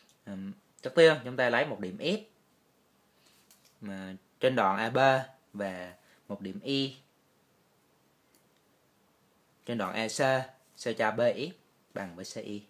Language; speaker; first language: Vietnamese; native; Vietnamese